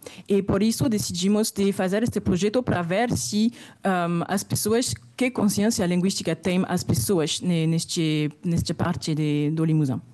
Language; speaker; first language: Portuguese; non-native, fluent; French